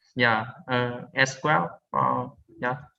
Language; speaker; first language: English; non-native, learner; Vietnamese